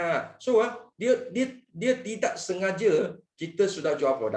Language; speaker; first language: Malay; non-native, local second language; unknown